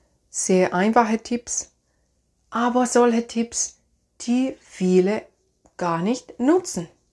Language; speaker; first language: German; non-native, fluent; Finnish